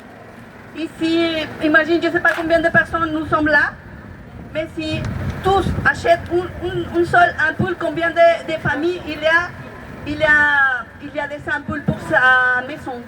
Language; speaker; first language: French; non-native, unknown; Spanish